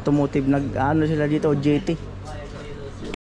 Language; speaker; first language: Filipino; native; Filipino